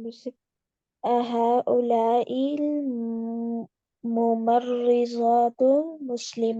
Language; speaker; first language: Arabic; non-native, learner; Urdu